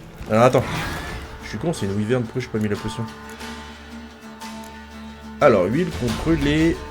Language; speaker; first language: French; native; French